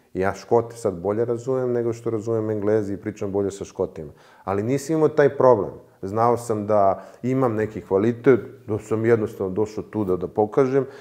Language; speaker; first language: Serbian; native; Serbian